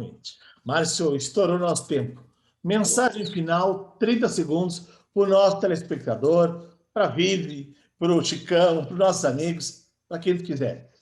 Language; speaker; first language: Portuguese; native; Portuguese